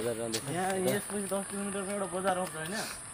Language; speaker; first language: Nepali; native; Nepali